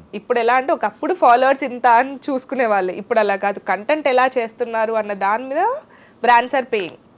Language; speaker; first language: Telugu; native; Telugu